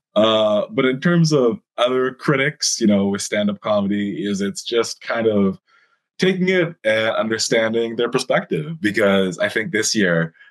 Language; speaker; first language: English; native; English